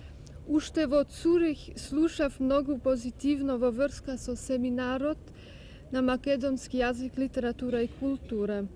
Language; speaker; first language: Macedonian; non-native, learner; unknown